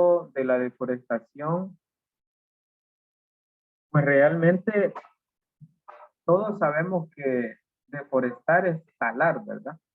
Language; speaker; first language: Spanish; native; Spanish